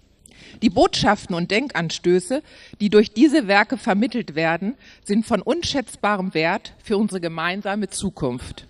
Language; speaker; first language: German; native; German